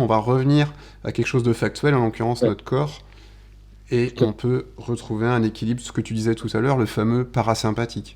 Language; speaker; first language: French; native; French